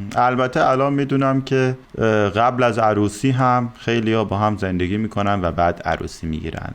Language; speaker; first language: Persian; native; Persian